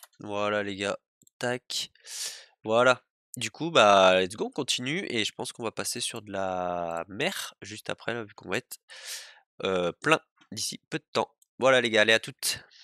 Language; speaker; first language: French; native; French